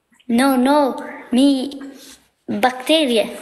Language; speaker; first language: English; non-native, learner; Albanian